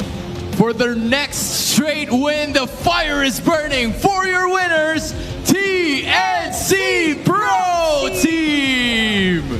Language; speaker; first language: English; non-native, local second language; Filipino